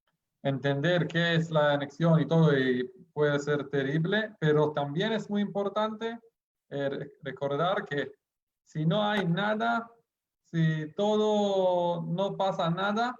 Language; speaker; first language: Spanish; non-native, fluent; Hebrew